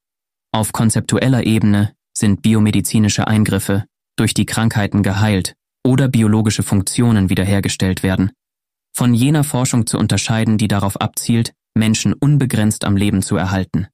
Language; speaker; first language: German; native; German